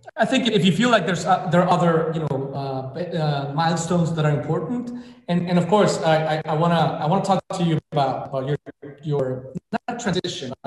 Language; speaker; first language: English; non-native, fluent; Spanish